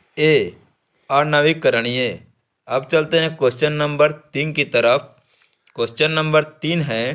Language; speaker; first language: Hindi; native; Hindi